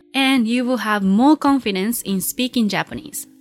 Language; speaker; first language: English; non-native, fluent; Japanese